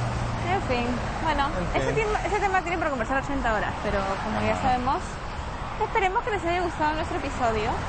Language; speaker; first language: Spanish; native; Spanish